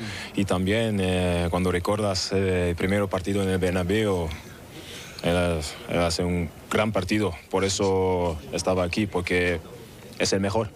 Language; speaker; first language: Spanish; non-native, learner; German